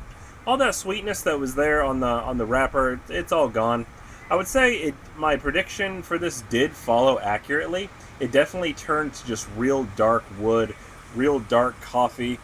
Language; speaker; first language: English; native; English